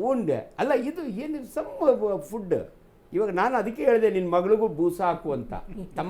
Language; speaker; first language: Kannada; native; Kannada